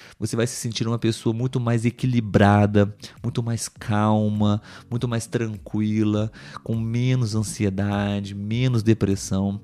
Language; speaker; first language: Portuguese; native; Portuguese